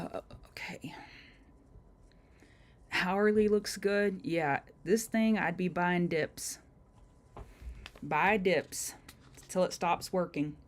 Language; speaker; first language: English; native; English